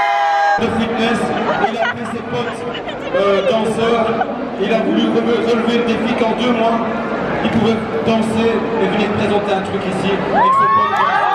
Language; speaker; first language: French; native; French